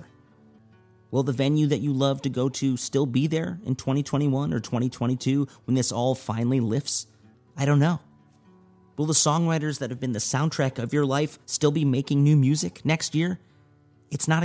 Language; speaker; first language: English; native; English